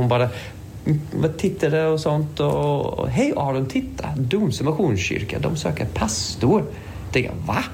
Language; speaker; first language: Swedish; non-native, fluent; English